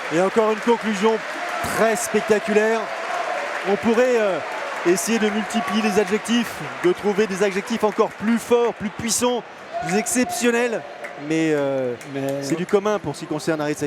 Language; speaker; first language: French; native; French